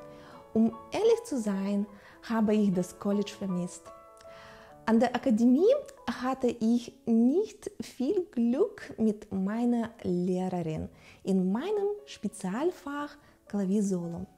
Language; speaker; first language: German; non-native, fluent; Russian